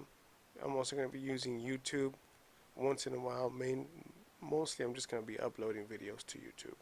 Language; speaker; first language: English; native; English